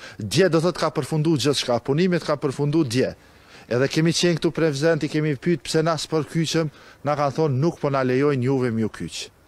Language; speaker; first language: Albanian; native; Albanian